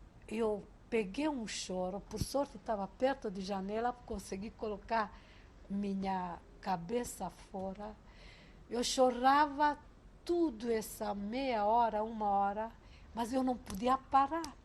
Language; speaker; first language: Portuguese; non-native, fluent; Hungarian